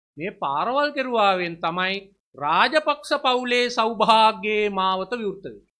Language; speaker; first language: Sinhala; native; Sinhala